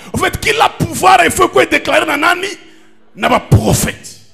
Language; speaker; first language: French; non-native, local second language; Swahili